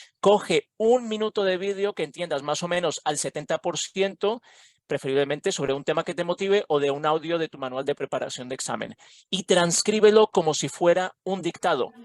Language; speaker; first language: Spanish; native; Spanish